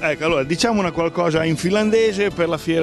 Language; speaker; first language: Italian; native; Italian